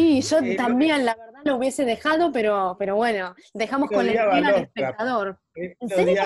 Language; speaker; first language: Spanish; native; Spanish